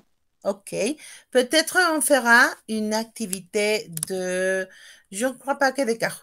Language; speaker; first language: French; non-native, fluent; Spanish